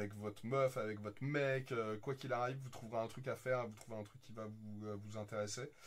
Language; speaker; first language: French; native; French